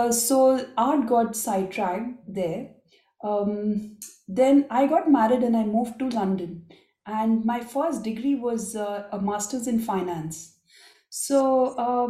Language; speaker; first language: English; non-native, local second language; Marathi